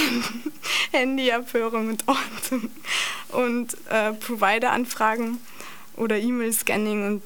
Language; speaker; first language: German; native; German